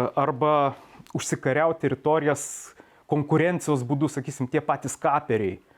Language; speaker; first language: Lithuanian; native; Lithuanian